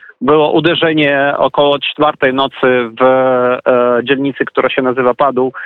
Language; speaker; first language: Polish; non-native, fluent; Ukrainian